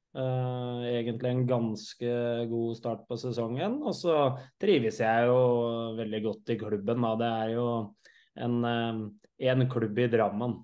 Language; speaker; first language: Norwegian; native; Norwegian